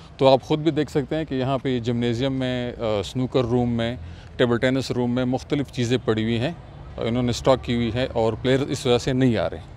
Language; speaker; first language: Urdu; non-native, local second language; Pashto